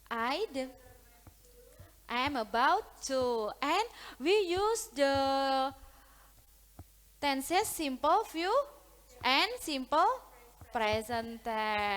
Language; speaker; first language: English; non-native, learner; Indonesian